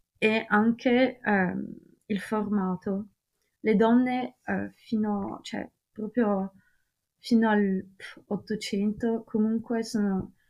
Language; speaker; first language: Italian; non-native, fluent; Russian